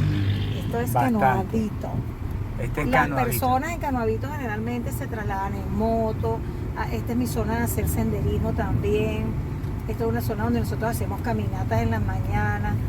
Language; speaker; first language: Spanish; native; Spanish